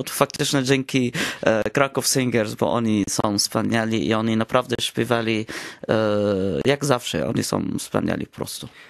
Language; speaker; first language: Polish; non-native, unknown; Arabic